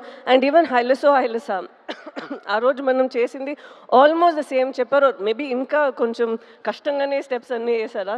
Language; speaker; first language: Telugu; non-native, fluent; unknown